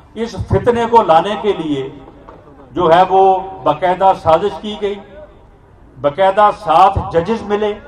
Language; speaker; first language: Urdu; non-native, local second language; Punjabi